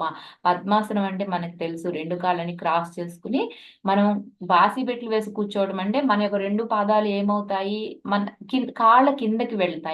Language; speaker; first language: Telugu; native; Telugu